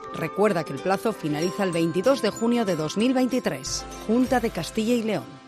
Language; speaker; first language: Spanish; native; Spanish